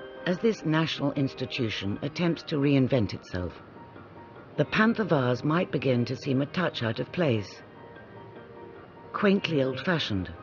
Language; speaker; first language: English; native; English